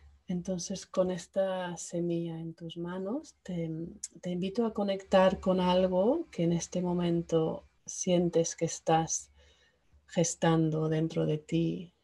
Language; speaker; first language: Spanish; non-native, local second language; English